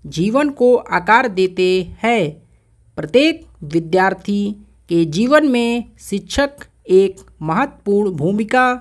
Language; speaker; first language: Hindi; native; Hindi